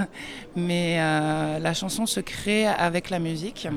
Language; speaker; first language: French; native; French